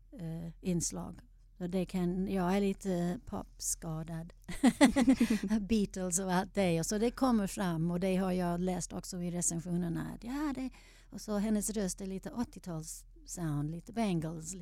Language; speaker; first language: Swedish; non-native, fluent; English